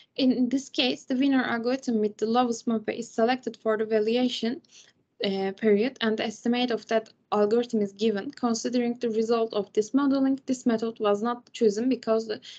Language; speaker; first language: English; non-native, fluent; Turkish